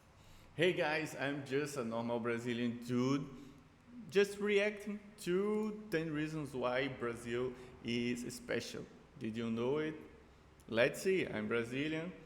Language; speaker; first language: English; non-native, fluent; Portuguese